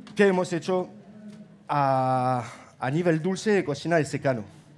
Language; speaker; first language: Spanish; non-native, fluent; French